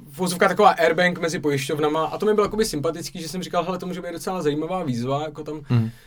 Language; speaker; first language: Czech; native; Czech